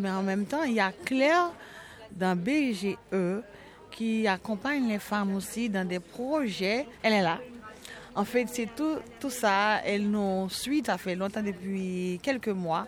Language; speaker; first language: French; non-native, local second language; Haitian Creole